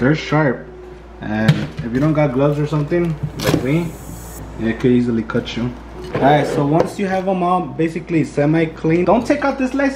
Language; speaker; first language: English; early bilingual, other home language; Spanish